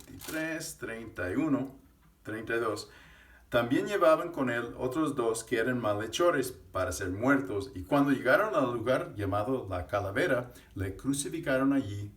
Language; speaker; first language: Spanish; non-native, fluent; English